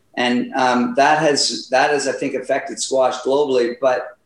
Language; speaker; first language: English; native; English